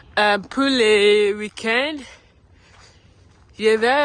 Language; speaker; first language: French; non-native, learner; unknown